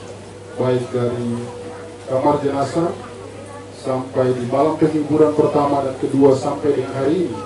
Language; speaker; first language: Indonesian; native; Indonesian